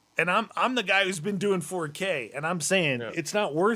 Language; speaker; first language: English; native; English